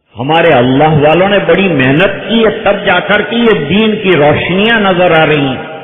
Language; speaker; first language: Urdu; non-native, local second language; Gujarati